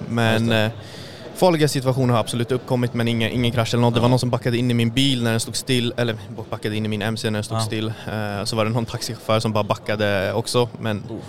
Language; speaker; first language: Swedish; early bilingual, other home language; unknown